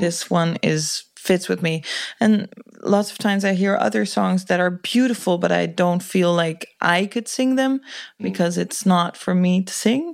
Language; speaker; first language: English; non-native, fluent; Dutch